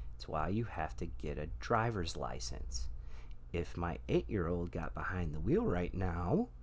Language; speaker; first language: English; native; English